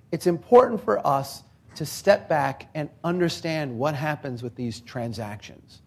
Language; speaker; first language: English; native; English